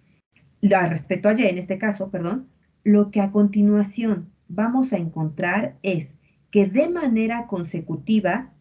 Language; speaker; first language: Spanish; native; Spanish